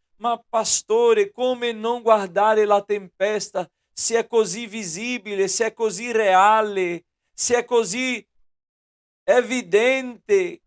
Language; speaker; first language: Italian; non-native, fluent; Portuguese